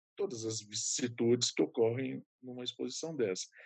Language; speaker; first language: Portuguese; native; Portuguese